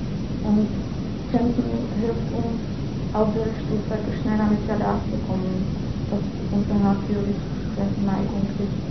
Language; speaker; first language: German; non-native, fluent; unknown